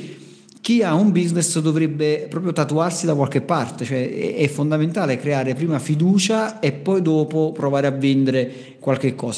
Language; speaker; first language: Italian; native; Italian